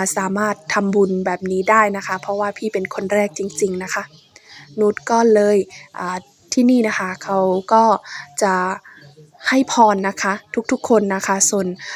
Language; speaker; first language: Thai; non-native, local second language; Shan